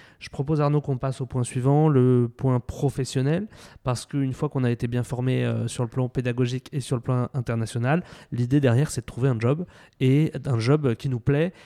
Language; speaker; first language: French; native; French